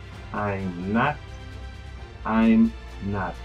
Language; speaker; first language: English; non-native, fluent; Spanish